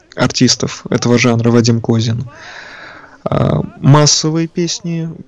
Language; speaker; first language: Russian; native; Russian